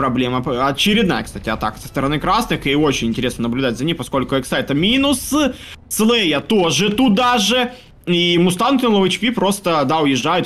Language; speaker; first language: Russian; native; Russian